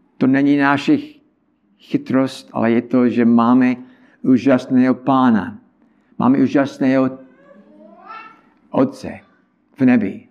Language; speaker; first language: Czech; non-native, learner; English